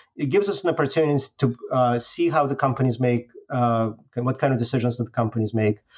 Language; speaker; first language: English; non-native, fluent; Russian